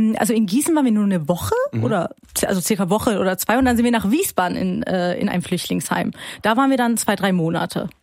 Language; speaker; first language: German; early bilingual, other home language; Persian